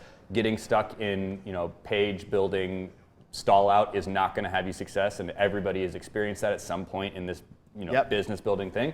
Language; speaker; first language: English; native; English